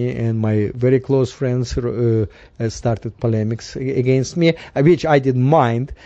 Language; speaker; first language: English; non-native, fluent; Russian